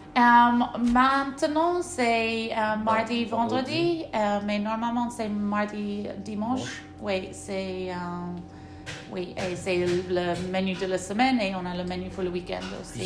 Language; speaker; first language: French; non-native, learner; English